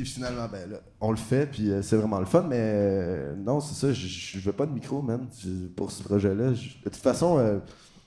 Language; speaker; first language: French; native; French